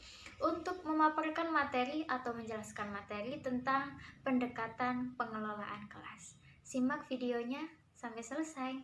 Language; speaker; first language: Indonesian; native; Indonesian